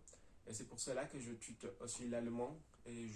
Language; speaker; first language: French; non-native, learner; Spanish